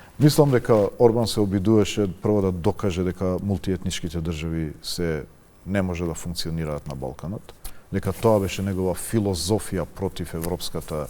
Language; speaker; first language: Macedonian; non-native, local second language; Albanian